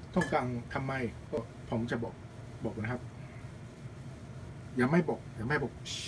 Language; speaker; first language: Thai; non-native, learner; Japanese